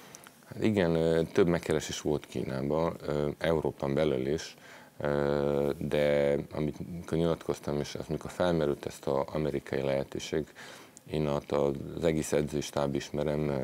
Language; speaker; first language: Hungarian; non-native, fluent; Serbian